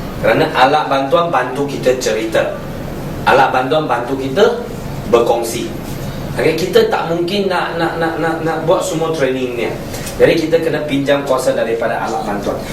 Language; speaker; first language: Malay; non-native, local second language; Chinese